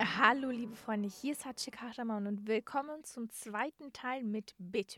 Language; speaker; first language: German; native; German